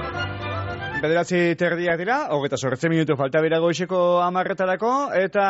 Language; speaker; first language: Basque; native; Basque